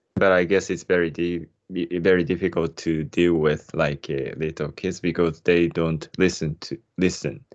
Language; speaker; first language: English; non-native, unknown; Japanese